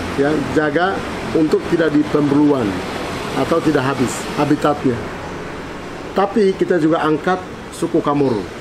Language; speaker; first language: Indonesian; non-native, local second language; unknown